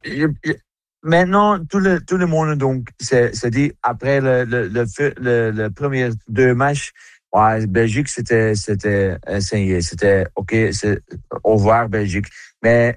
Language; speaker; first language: French; non-native, learner; Dutch